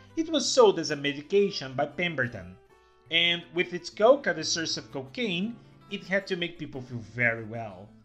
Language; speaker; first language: English; non-native, fluent; Portuguese